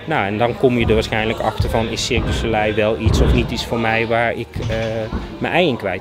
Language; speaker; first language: Dutch; native; Dutch